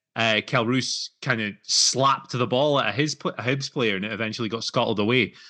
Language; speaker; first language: English; native; English